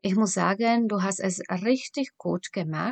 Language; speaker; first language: German; non-native, fluent; Slovak